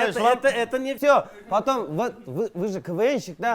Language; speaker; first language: Russian; non-native, local second language; Kazakh